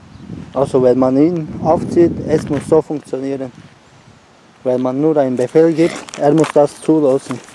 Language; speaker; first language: German; non-native, learner; Turkish